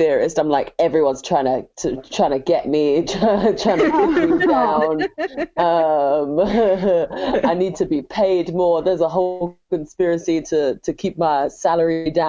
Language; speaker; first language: English; native; English